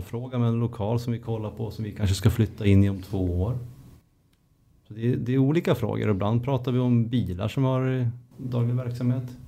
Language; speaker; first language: Swedish; native; Swedish